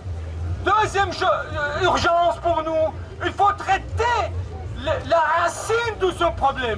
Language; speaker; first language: French; non-native, fluent; Arabic